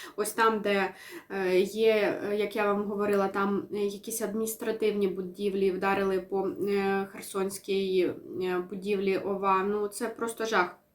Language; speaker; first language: Ukrainian; non-native, local second language; Russian